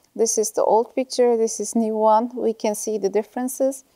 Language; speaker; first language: English; non-native, learner; Turkish